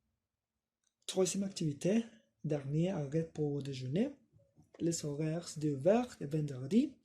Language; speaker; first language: French; non-native, learner; Spanish